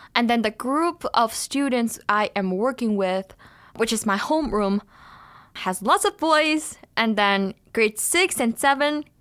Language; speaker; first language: English; non-native, fluent; Chinese